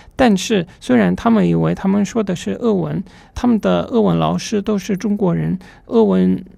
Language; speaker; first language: Chinese; non-native, fluent; Russian